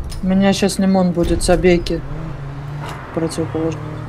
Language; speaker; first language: Russian; native; Russian